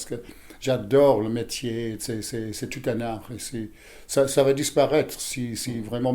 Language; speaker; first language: French; non-native, fluent; English